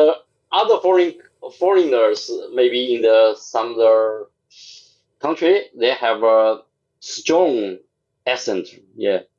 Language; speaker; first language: English; non-native, learner; Chinese